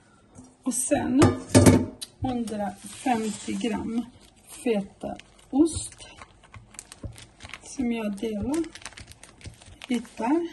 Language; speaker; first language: Swedish; non-native, learner; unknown